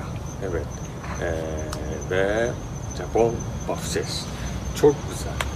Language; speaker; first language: Turkish; non-native, learner; Japanese